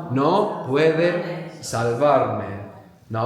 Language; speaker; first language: Spanish; non-native, fluent; English